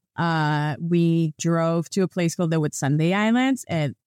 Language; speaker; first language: English; non-native, fluent; Spanish